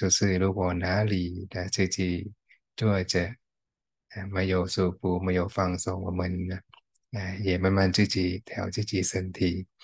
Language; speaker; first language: Chinese; non-native, fluent; Thai